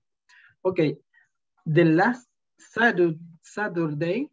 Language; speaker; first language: English; non-native, learner; Spanish